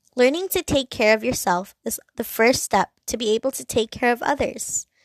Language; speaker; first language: English; non-native, local second language; Cantonese